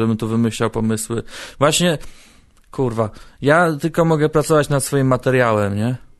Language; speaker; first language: Polish; native; Polish